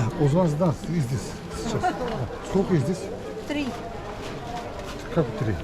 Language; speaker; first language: Russian; non-native, learner; Turkish